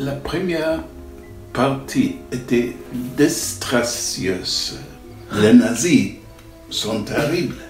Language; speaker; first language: French; non-native, learner; German